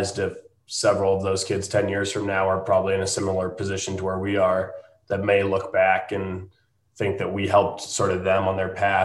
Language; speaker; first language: English; native; English